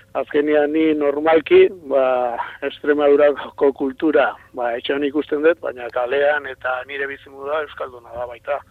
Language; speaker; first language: Basque; non-native, local second language; Spanish